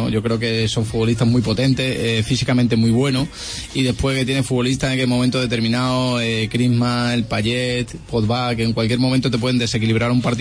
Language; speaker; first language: Spanish; native; Spanish